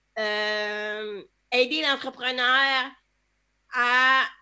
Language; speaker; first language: French; native; French